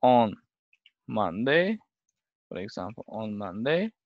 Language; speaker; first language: English; non-native, learner; Uzbek